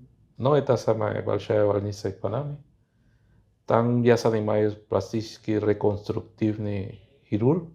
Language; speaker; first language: Russian; non-native, fluent; Spanish